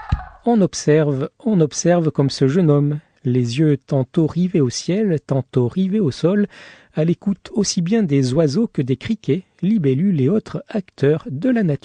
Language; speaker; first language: French; native; French